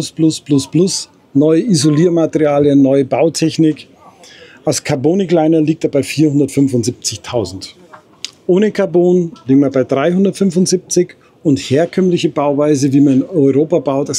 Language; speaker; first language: German; native; German